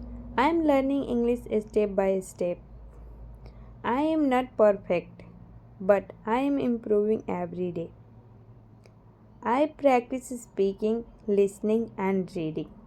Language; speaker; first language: English; non-native, learner; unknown